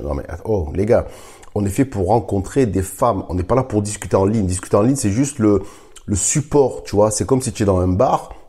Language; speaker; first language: French; native; French